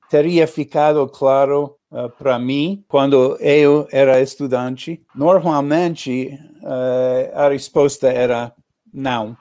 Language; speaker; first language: Portuguese; non-native, learner; English